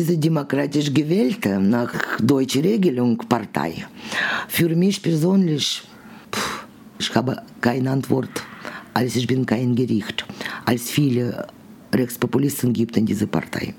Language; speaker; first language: German; non-native, learner; Russian